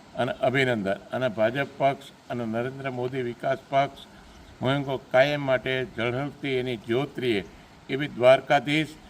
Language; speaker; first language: Gujarati; native; Gujarati